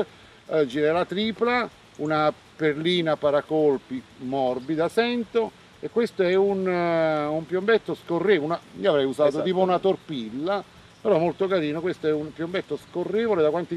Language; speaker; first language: Italian; native; Italian